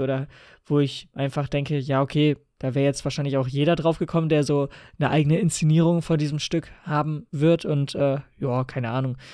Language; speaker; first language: German; native; German